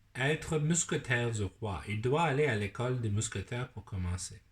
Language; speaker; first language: French; non-native, learner; English